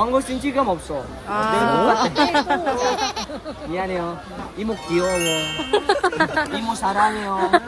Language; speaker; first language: Korean; non-native, learner; Malay